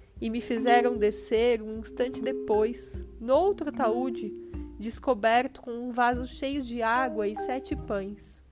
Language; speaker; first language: Portuguese; native; Portuguese